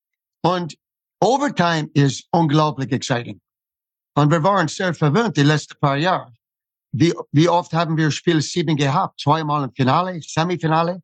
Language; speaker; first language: German; non-native, fluent; English